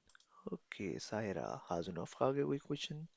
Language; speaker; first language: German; non-native, fluent; Urdu